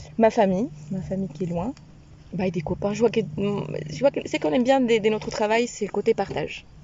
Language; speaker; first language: French; non-native, fluent; Spanish